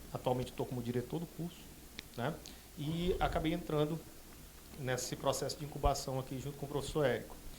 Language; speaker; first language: Portuguese; native; Portuguese